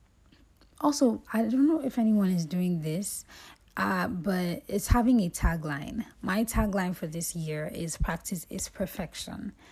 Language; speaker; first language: English; non-native, local second language; Yoruba